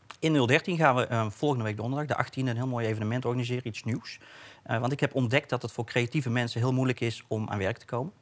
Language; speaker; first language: Dutch; native; Dutch